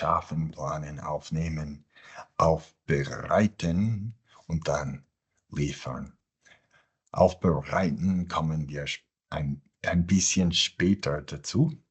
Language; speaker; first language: German; non-native, fluent; English